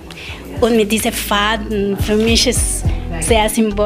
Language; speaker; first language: German; non-native, learner; Spanish